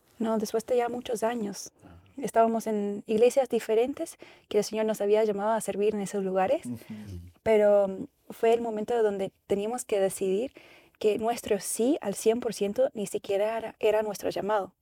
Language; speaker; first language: Spanish; non-native, fluent; English